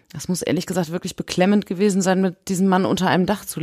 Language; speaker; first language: German; native; German